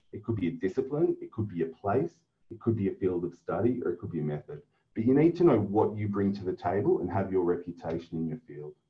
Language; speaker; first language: English; native; English